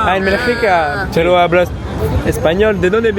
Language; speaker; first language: Spanish; non-native, learner; French